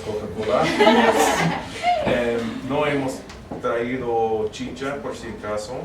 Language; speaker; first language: Spanish; non-native, fluent; English